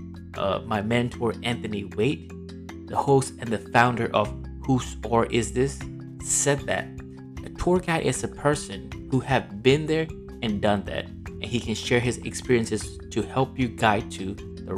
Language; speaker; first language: English; non-native, fluent; Burmese